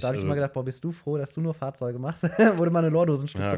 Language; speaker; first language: German; native; German